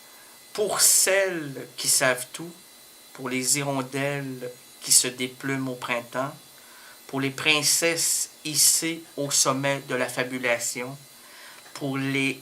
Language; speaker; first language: French; native; French